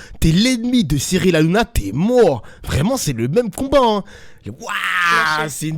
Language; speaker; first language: French; native; French